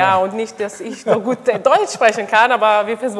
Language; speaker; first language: German; non-native, learner; Hebrew